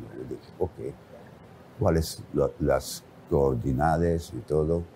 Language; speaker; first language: Spanish; non-native, fluent; English